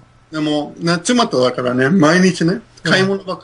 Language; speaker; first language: Japanese; non-native, fluent; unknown